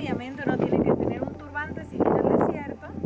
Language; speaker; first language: Spanish; native; Spanish